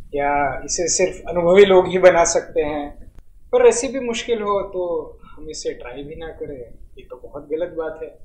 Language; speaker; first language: Hindi; non-native, local second language; Marathi